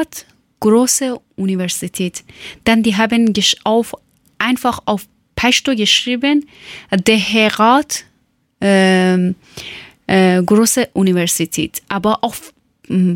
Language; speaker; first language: German; non-native, learner; Persian